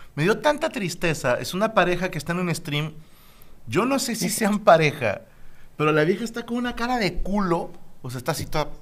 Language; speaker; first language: Spanish; native; Spanish